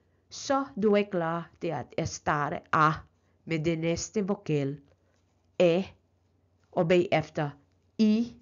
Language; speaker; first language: Danish; non-native, learner; Filipino